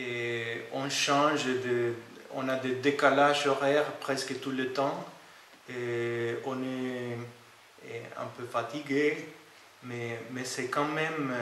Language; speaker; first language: French; non-native, fluent; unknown